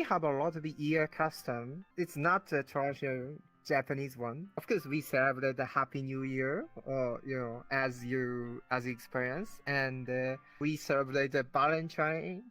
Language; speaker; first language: English; non-native, learner; Japanese